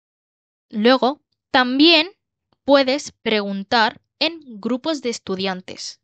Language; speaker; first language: Spanish; non-native, learner; Bangla